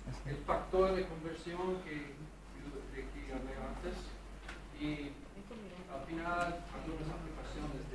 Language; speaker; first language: Spanish; non-native, fluent; English